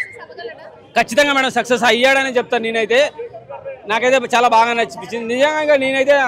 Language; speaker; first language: Telugu; native; Telugu